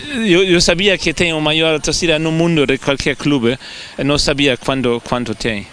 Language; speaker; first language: Portuguese; non-native, fluent; German